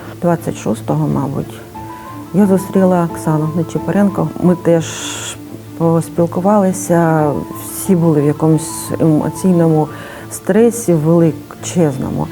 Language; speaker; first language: Ukrainian; native; Ukrainian